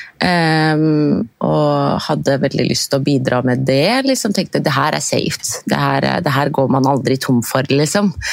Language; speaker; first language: Norwegian; early bilingual, other home language; Arabic